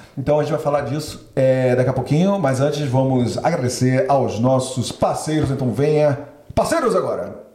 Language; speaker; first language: Portuguese; native; Portuguese